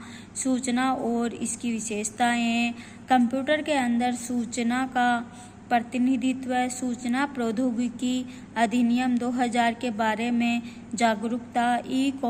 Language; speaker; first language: Hindi; native; Hindi